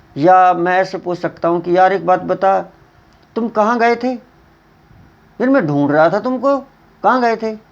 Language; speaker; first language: Hindi; native; Hindi